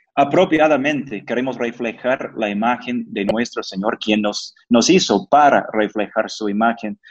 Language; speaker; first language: Spanish; non-native, fluent; English